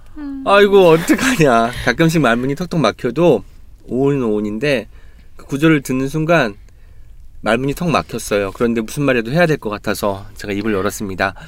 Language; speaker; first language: Korean; native; Korean